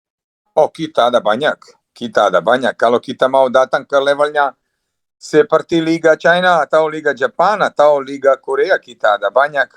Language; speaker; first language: Indonesian; non-native, fluent; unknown